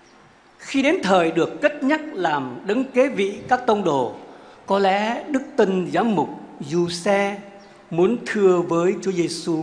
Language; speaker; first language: Vietnamese; native; Vietnamese